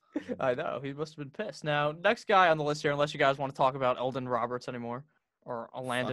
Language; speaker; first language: English; native; English